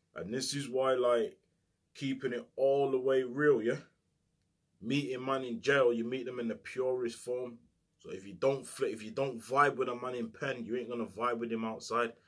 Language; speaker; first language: English; native; English